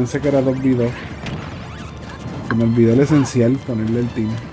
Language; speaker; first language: Spanish; native; Spanish